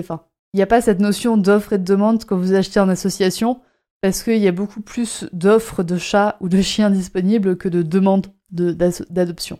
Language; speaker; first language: French; native; French